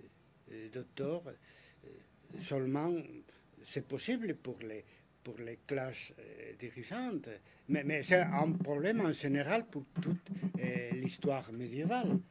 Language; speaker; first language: French; non-native, fluent; Spanish